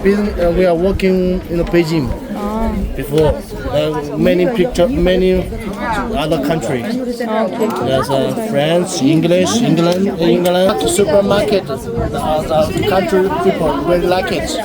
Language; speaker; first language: English; non-native, learner; Chinese